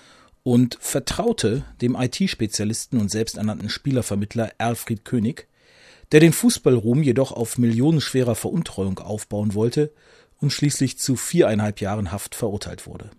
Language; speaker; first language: German; native; German